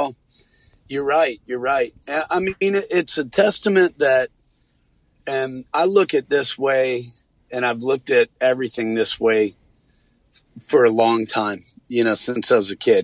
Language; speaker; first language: English; native; English